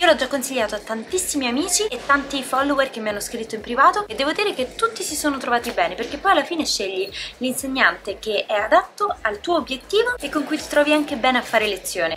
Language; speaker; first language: Italian; native; Italian